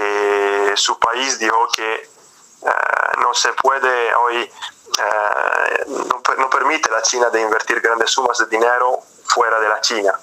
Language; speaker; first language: Spanish; non-native, fluent; Italian